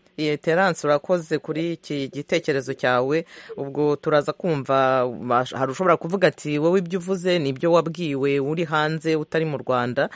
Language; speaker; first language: Kinyarwanda; native; Kinyarwanda